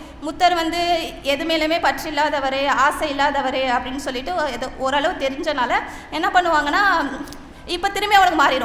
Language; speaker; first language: Tamil; native; Tamil